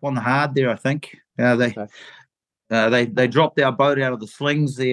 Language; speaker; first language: English; native; English